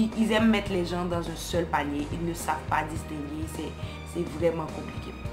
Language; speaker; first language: French; non-native, local second language; Haitian Creole